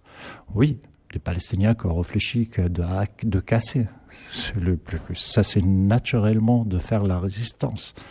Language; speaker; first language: French; non-native, learner; Arabic